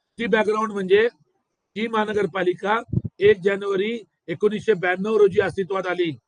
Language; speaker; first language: Marathi; non-native, local second language; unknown